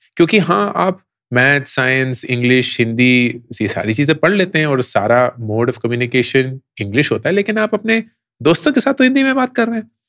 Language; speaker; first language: Hindi; native; Hindi